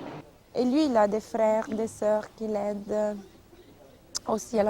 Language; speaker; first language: French; non-native, local second language; Italian